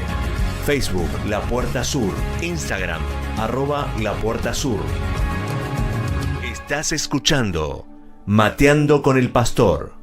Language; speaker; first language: Spanish; native; Spanish